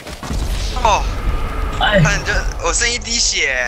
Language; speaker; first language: Chinese; native; Chinese